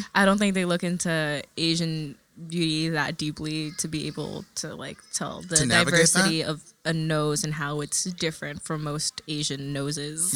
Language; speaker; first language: English; early bilingual, other home language; Filipino